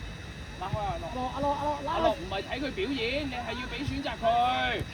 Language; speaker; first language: Cantonese; native; Cantonese